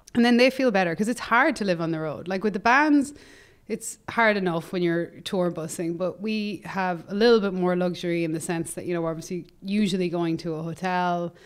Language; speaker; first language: English; native; English